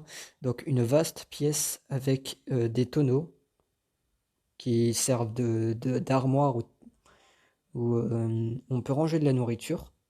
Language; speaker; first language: French; native; French